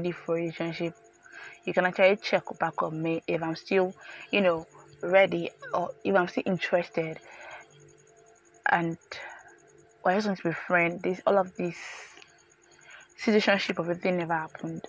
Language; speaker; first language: English; non-native, local second language; Yoruba